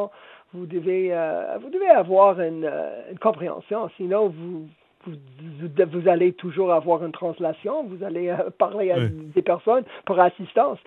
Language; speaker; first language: French; non-native, local second language; English